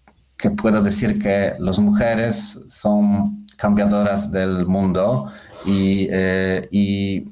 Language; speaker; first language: Spanish; non-native, fluent; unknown